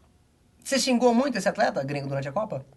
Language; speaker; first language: Portuguese; native; Portuguese